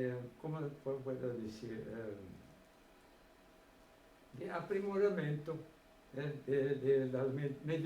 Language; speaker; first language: Spanish; non-native, fluent; Portuguese